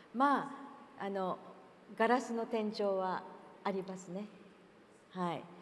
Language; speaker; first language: Japanese; native; Japanese